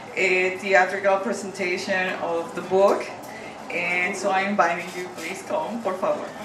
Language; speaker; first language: English; non-native, fluent; Spanish